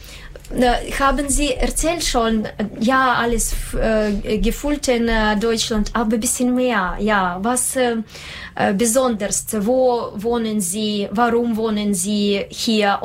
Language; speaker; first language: German; non-native, learner; Russian